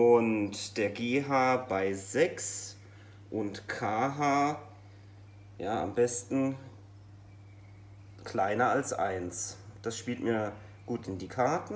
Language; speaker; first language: German; native; German